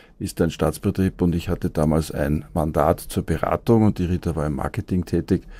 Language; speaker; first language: German; native; German